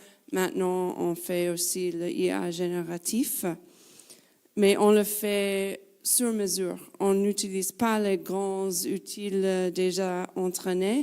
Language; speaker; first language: French; non-native, fluent; English